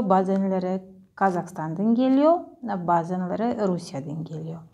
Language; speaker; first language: Turkish; non-native, learner; Russian